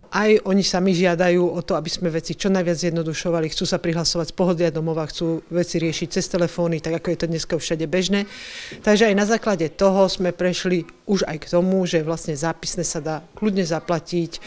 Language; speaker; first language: Slovak; native; Slovak